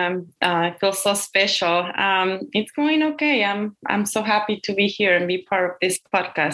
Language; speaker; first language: English; non-native, fluent; Spanish